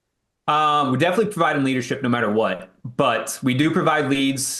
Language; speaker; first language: English; native; English